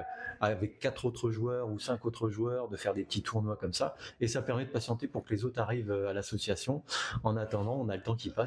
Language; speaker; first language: French; native; French